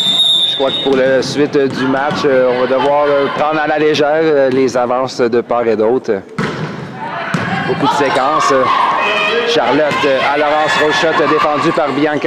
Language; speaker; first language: French; native; French